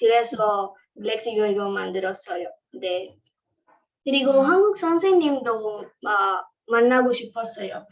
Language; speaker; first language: Korean; non-native, learner; Marathi